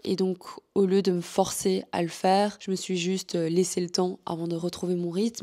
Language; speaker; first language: French; native; French